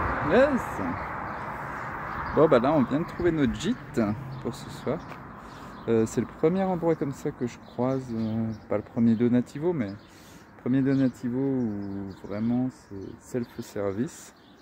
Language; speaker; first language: French; native; French